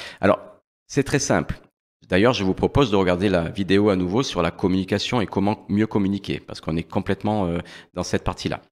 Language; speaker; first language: French; native; French